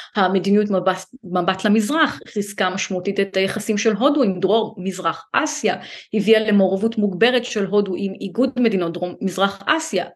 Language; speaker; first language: Hebrew; early bilingual, other home language; Hindi